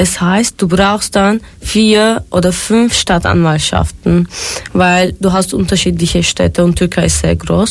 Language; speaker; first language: German; non-native, fluent; Turkish